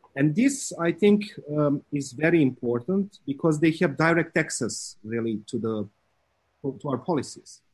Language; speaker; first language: English; non-native, fluent; Serbian